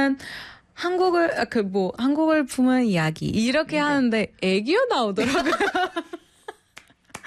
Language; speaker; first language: Korean; non-native, fluent; Arabic